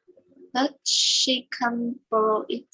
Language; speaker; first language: English; non-native, learner; Vietnamese